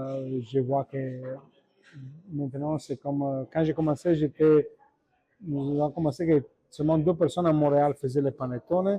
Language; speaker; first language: French; non-native, learner; Italian